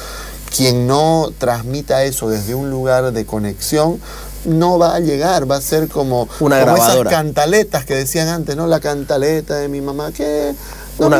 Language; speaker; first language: Spanish; native; Spanish